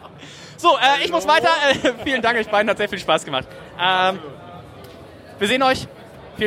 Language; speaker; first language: German; native; German